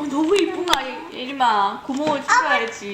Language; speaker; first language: Korean; native; Korean